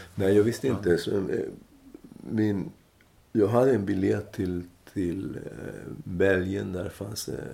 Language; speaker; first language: Swedish; non-native, fluent; Spanish